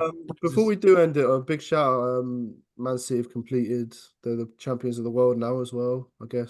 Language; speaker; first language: English; native; English